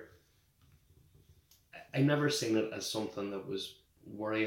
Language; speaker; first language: English; native; English